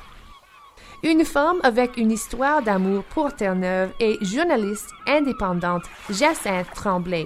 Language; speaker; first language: French; non-native, local second language; English